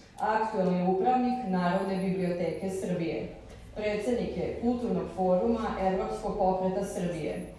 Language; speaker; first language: Serbian; native; Serbian